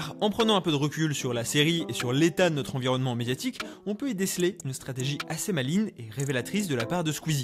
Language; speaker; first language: French; native; French